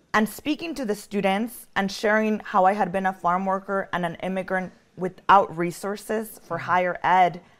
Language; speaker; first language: English; early bilingual, other home language; Spanish